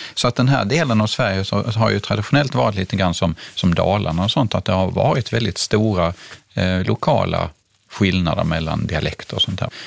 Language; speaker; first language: Swedish; native; Swedish